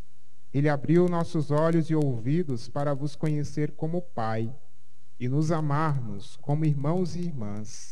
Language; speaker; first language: Portuguese; native; Portuguese